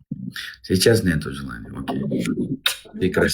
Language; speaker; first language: Russian; non-native, learner; Uzbek